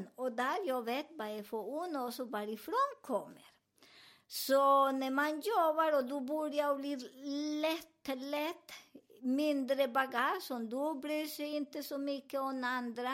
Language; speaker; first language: Swedish; non-native, learner; Spanish